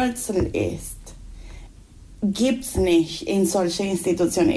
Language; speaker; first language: German; non-native, fluent; Spanish